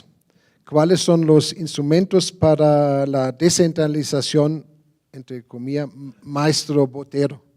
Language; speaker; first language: Spanish; non-native, fluent; German